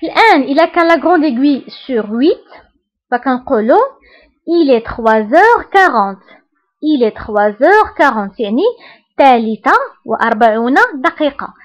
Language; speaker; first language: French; non-native, local second language; Arabic